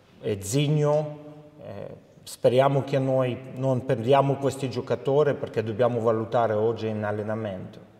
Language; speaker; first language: Italian; non-native, fluent; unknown